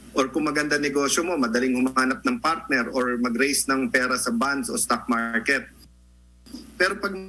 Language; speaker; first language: Filipino; native; Filipino